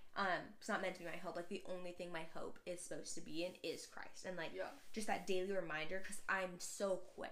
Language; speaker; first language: English; native; English